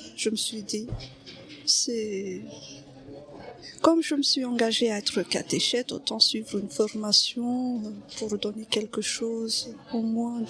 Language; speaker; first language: French; non-native, local second language; Malagasy